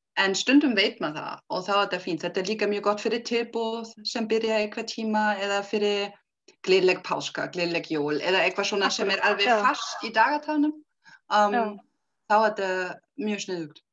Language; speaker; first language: Icelandic; non-native, learner; German